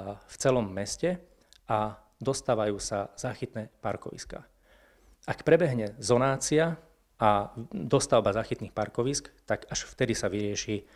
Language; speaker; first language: Slovak; native; Slovak